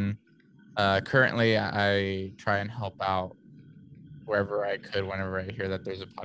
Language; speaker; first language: English; early bilingual, other home language; Spanish